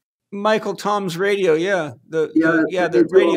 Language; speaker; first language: English; native; English